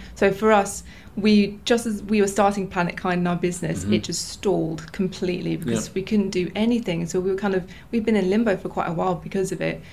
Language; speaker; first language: English; native; English